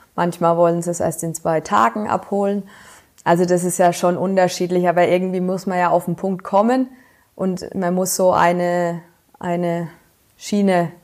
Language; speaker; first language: German; native; German